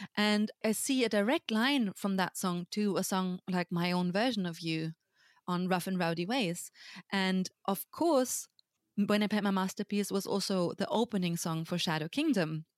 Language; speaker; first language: English; non-native, fluent; German